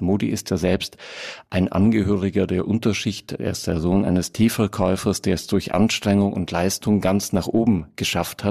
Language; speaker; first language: German; native; German